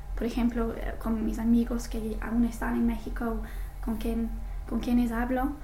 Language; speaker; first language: Spanish; non-native, fluent; English